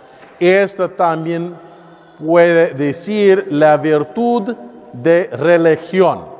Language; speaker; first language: Spanish; non-native, learner; English